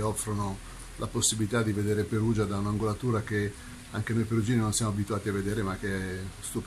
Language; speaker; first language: Italian; native; Italian